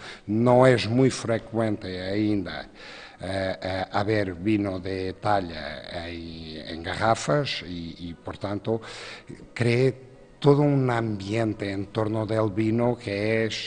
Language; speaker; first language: Spanish; non-native, fluent; Portuguese